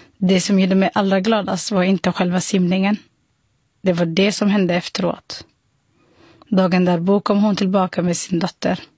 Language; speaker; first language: Swedish; non-native, fluent; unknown